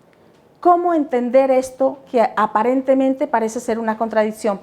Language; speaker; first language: Spanish; native; Spanish